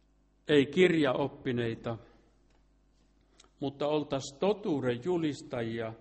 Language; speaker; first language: Finnish; native; Finnish